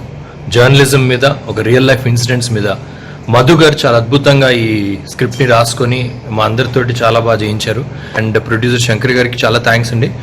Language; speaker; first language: Telugu; native; Telugu